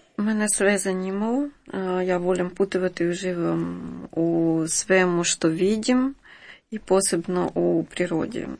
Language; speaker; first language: Croatian; non-native, learner; Ukrainian